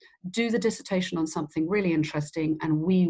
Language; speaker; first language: English; native; English